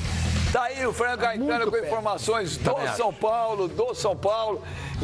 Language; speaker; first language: Portuguese; native; Portuguese